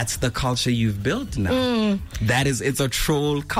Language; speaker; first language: English; non-native, local second language; Tswana